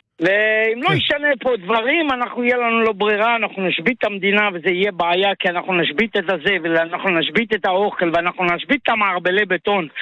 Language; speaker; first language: Hebrew; non-native, local second language; Arabic